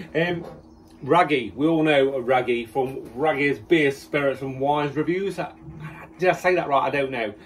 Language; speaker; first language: English; native; English